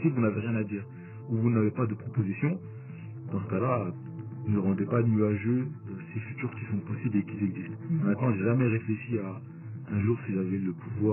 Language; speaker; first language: French; native; French